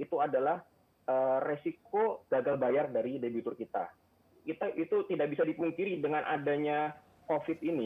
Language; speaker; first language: Indonesian; native; Indonesian